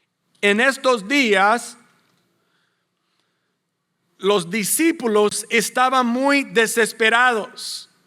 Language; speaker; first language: Spanish; non-native, fluent; English